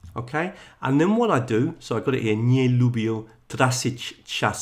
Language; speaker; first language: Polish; non-native, learner; English